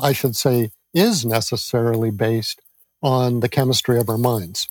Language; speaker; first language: English; native; English